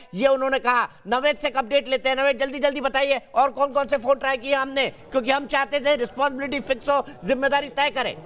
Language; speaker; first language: Hindi; native; Hindi